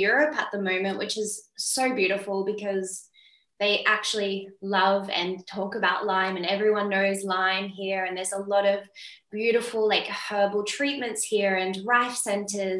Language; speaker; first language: English; native; English